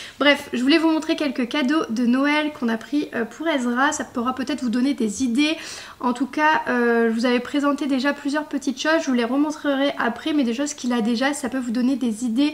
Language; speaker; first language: French; native; French